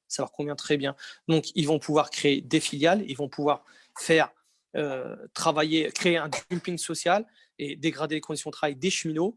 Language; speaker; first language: French; native; French